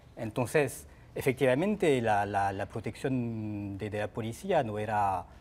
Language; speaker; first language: Spanish; non-native, fluent; French